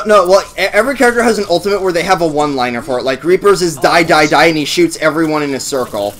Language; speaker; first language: English; native; English